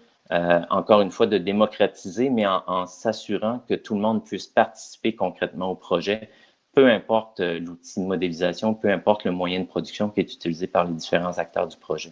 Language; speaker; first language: French; native; French